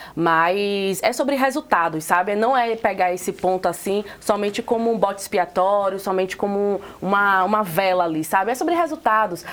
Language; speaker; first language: Portuguese; native; Portuguese